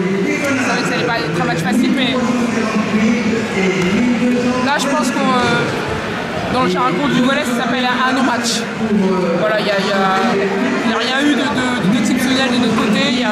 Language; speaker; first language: French; native; French